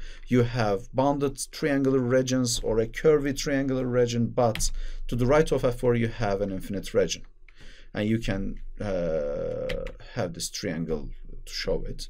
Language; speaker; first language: English; non-native, fluent; Turkish